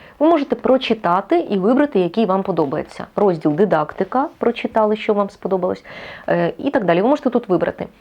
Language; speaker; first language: Ukrainian; native; Ukrainian